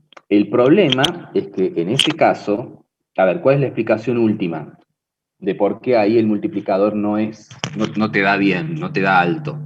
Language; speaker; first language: Spanish; native; Spanish